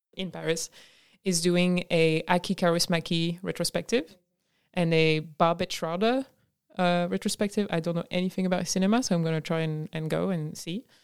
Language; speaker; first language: English; non-native, fluent; French